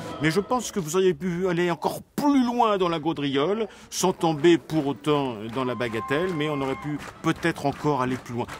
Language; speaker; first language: French; native; French